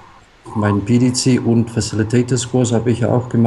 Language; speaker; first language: German; non-native, local second language; Afrikaans